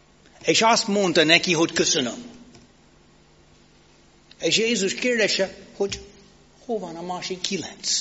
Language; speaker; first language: Hungarian; non-native, fluent; English